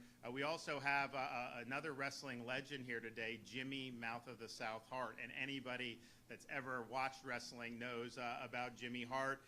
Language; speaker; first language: English; native; English